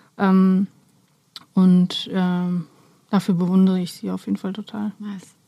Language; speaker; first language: German; early bilingual, other home language; Romanian